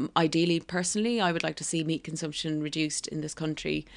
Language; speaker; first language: English; native; English